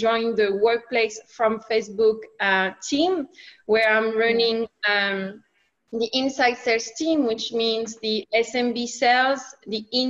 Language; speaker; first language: English; non-native, fluent; French